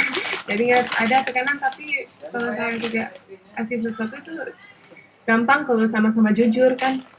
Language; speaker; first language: Indonesian; non-native, local second language; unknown